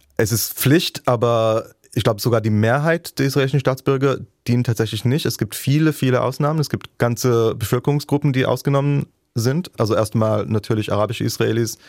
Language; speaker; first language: German; non-native, fluent; Hebrew